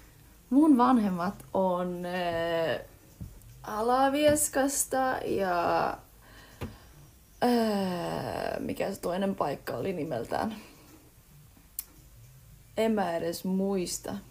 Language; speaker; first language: Finnish; early bilingual, heritage; Finnish